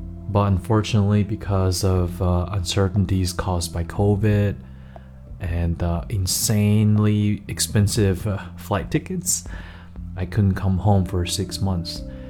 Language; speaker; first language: English; non-native, fluent; Chinese